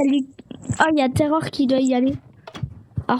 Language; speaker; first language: French; native; French